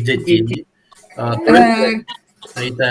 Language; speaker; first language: Czech; non-native, fluent; Russian